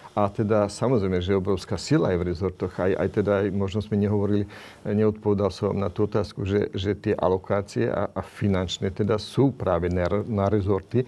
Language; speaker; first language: Slovak; non-native, local second language; Romany